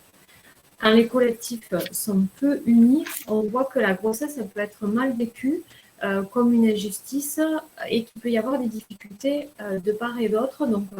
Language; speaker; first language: French; native; French